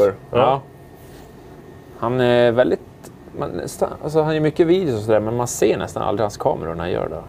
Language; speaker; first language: Swedish; native; Swedish